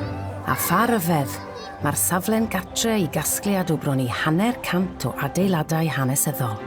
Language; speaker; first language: Welsh; native; Welsh